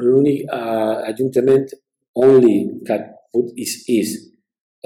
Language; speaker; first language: English; non-native, learner; Spanish